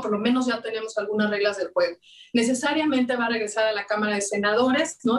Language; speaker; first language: Spanish; native; Spanish